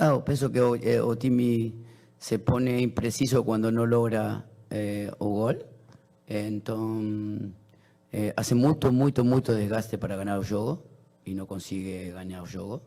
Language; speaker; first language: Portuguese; non-native, learner; Spanish